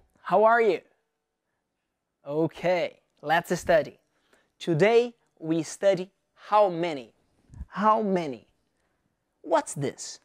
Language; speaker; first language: English; non-native, fluent; Portuguese